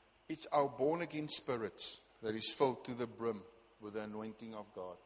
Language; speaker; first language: English; non-native, local second language; Afrikaans